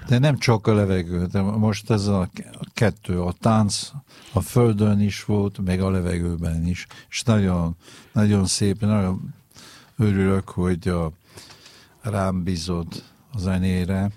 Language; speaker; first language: Hungarian; non-native, fluent; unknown